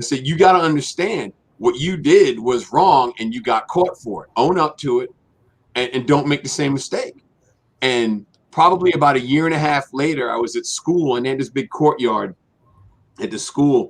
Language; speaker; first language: English; native; English